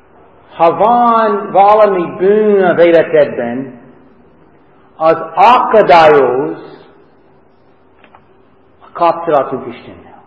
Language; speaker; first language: Hungarian; non-native, learner; English